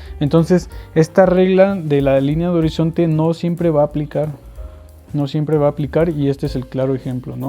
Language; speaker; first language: Spanish; native; Spanish